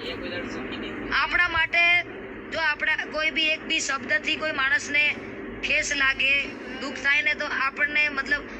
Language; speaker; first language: Gujarati; non-native, local second language; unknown